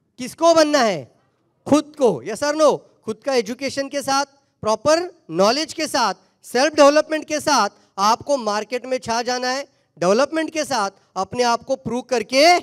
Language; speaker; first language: Hindi; non-native, local second language; Marathi